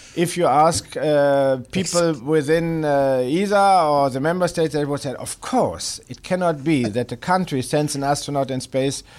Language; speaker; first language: English; non-native, fluent; German